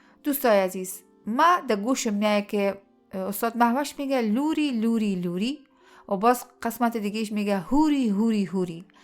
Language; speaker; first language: Persian; native; Persian